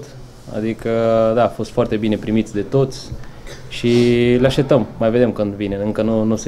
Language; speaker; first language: Romanian; non-native, fluent; Portuguese